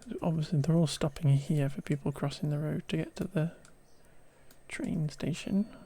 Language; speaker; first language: English; native; English